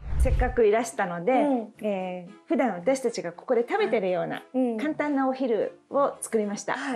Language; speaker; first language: Japanese; native; Japanese